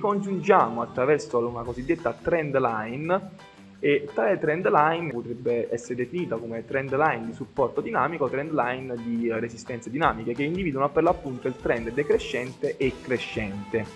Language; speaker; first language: Italian; native; Italian